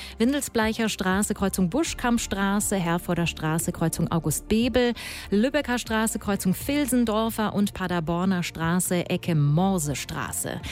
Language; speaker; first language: German; native; German